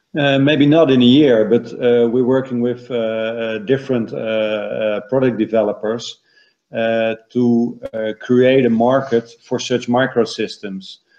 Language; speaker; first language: English; non-native, fluent; Dutch